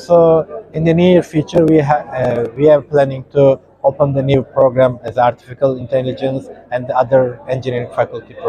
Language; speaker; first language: English; non-native, fluent; Turkish